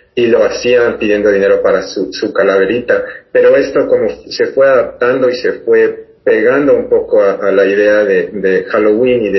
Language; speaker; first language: Spanish; native; Spanish